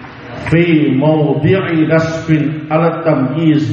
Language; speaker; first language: Arabic; non-native, fluent; Indonesian